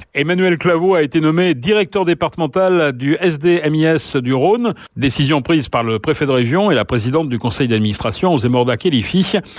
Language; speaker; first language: French; native; French